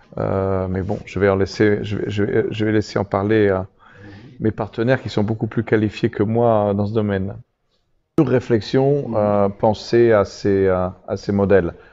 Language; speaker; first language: French; native; French